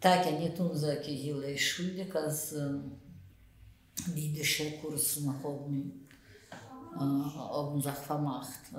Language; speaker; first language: German; non-native, learner; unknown